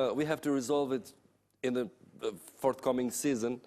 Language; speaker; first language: English; non-native, fluent; Albanian